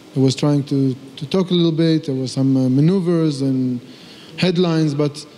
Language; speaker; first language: English; non-native, fluent; Hebrew